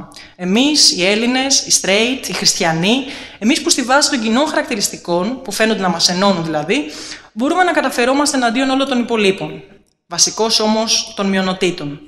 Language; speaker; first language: Greek; native; Greek